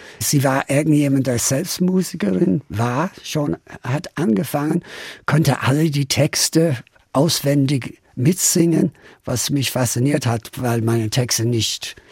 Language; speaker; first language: German; non-native, fluent; English